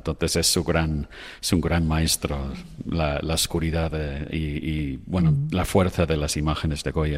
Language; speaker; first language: Spanish; non-native, fluent; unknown